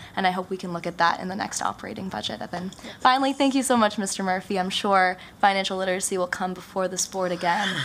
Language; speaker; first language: English; early bilingual, other home language; Japanese